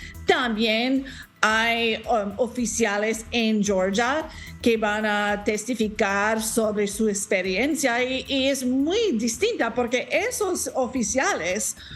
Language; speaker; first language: Spanish; non-native, learner; English